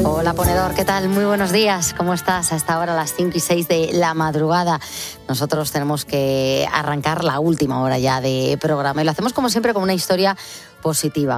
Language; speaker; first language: Spanish; native; Spanish